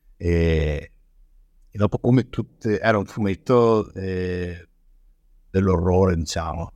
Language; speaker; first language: Italian; native; Italian